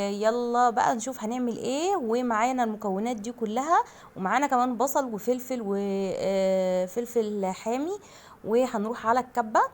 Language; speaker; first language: Arabic; native; Arabic